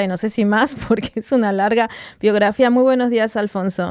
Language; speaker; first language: Spanish; native; Spanish